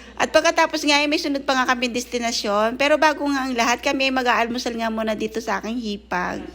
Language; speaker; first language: Filipino; native; Filipino